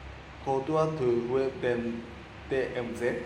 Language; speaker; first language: Vietnamese; non-native, learner; Japanese